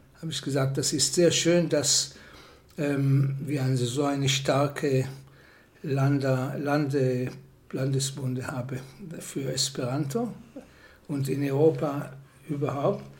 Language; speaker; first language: German; non-native, fluent; Hebrew